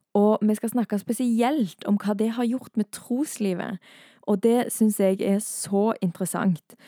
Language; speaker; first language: Norwegian; native; Norwegian